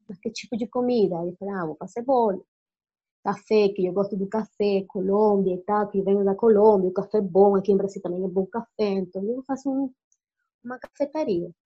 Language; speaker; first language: Portuguese; non-native, fluent; Spanish